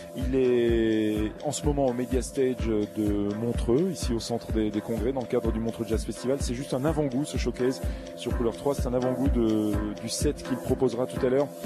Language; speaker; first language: French; native; French